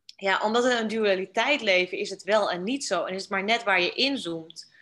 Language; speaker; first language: Dutch; native; Dutch